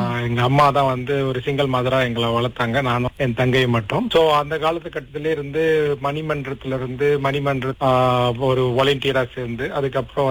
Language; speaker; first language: Tamil; early bilingual, heritage; Tamil